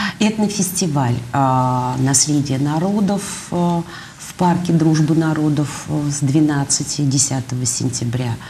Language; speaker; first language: Russian; native; Russian